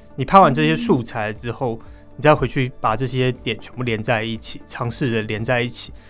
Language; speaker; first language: Chinese; native; Chinese